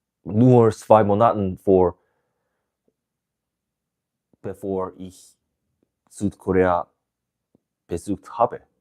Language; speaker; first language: German; non-native, learner; English